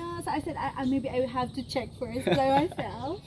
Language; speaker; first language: English; non-native, learner; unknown